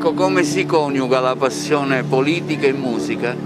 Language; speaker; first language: Italian; native; Italian